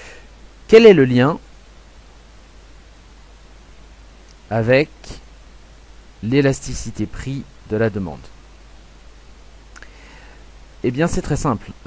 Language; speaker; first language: French; native; French